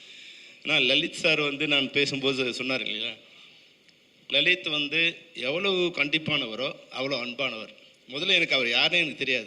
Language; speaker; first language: Tamil; native; Tamil